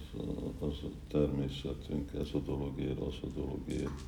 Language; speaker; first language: Hungarian; early bilingual, heritage; Hungarian